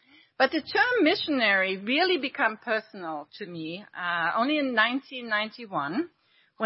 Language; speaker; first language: English; non-native, fluent; German